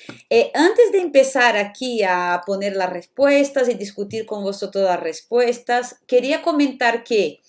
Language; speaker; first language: Spanish; non-native, fluent; Portuguese